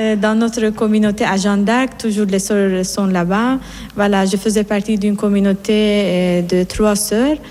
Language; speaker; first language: French; non-native, fluent; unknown